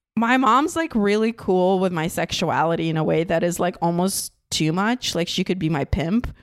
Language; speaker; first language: English; non-native, fluent; Russian